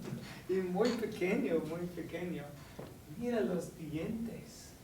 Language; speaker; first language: Spanish; non-native, fluent; English